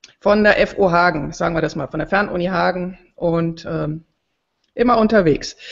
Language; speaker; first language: German; native; German